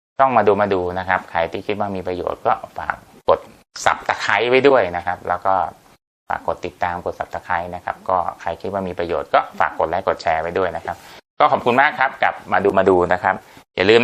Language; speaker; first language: Thai; native; Thai